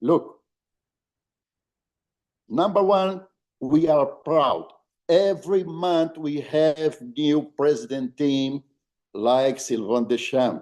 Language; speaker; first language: English; non-native, fluent; Portuguese